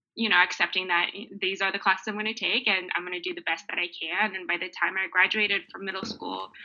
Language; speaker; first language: English; early bilingual, other home language; Mongolian